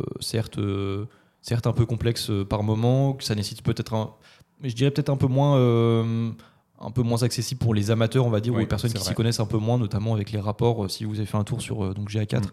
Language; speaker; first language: French; native; French